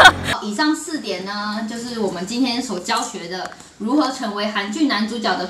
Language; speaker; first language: Chinese; native; Chinese